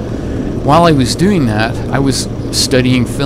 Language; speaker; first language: English; native; English